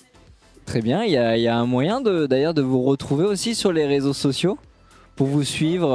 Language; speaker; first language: French; native; French